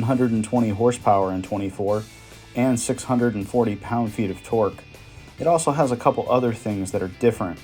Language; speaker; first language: English; native; English